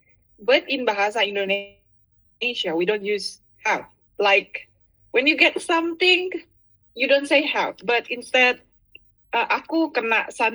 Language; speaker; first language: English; non-native, fluent; Indonesian